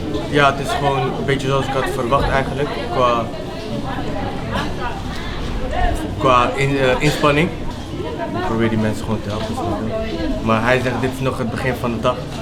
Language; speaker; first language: Dutch; native; Dutch